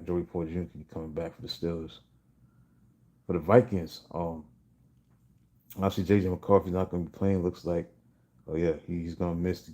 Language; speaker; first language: English; native; English